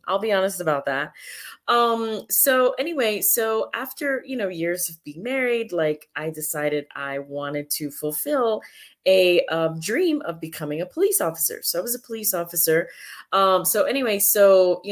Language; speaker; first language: English; early bilingual, other home language; Spanish